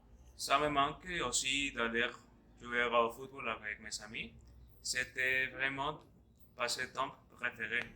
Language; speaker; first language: French; non-native, learner; Spanish